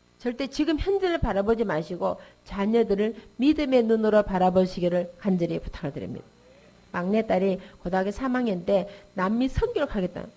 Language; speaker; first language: Korean; native; Korean